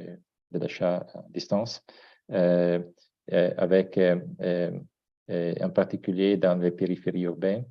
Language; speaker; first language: French; non-native, fluent; Italian